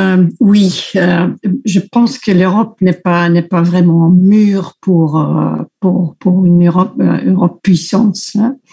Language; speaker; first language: French; non-native, fluent; Dutch